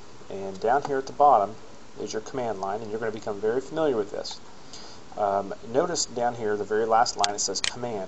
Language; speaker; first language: English; native; English